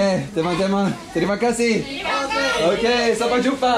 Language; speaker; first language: Indonesian; non-native, learner; English